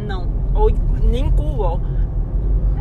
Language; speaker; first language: Portuguese; non-native, fluent; Chinese